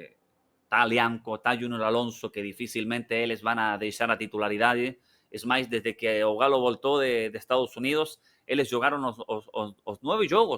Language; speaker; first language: Portuguese; non-native, learner; Spanish